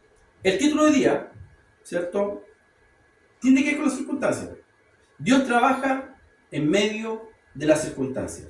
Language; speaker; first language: Spanish; native; Spanish